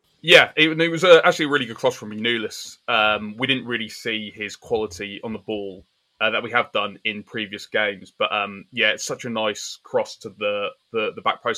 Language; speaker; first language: English; native; English